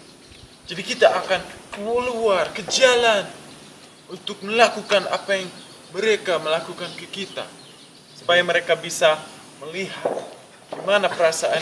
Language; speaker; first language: Indonesian; non-native, fluent; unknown